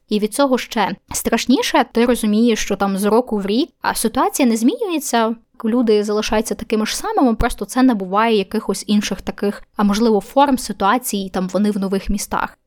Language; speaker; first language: Ukrainian; native; Ukrainian